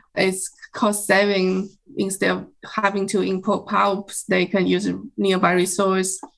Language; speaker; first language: English; non-native, fluent; Chinese